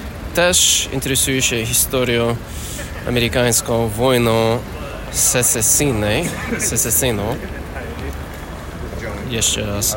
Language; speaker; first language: Polish; non-native, learner; English